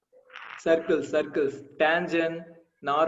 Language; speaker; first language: Tamil; native; Tamil